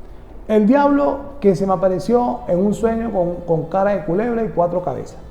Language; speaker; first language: Spanish; native; Spanish